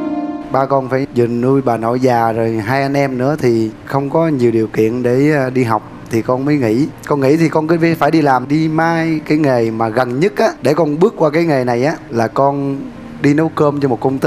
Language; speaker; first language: Vietnamese; native; Vietnamese